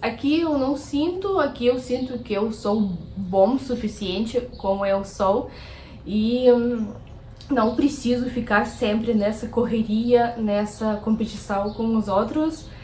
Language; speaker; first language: Portuguese; non-native, fluent; Russian